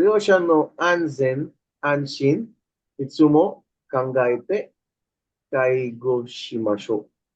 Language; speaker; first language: Japanese; non-native, learner; Filipino